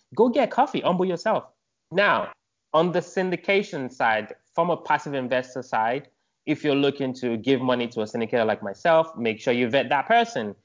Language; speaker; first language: English; non-native, local second language; Yoruba